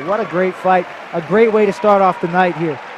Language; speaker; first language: English; native; English